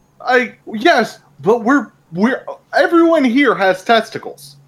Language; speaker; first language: English; native; English